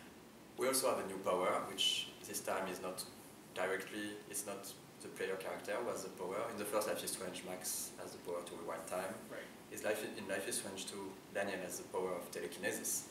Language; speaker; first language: English; non-native, fluent; French